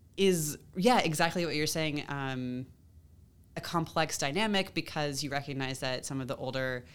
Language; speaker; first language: English; native; English